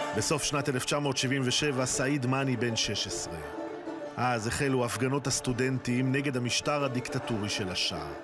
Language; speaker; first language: Hebrew; native; Hebrew